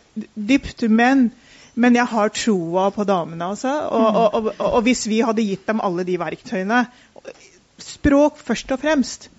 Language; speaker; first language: Norwegian; native; Norwegian